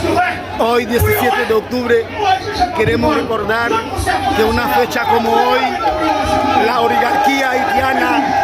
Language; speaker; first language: Spanish; non-native, fluent; Haitian Creole